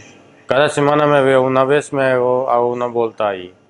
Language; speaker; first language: Spanish; non-native, fluent; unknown